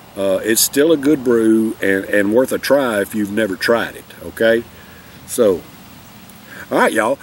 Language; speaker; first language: English; native; English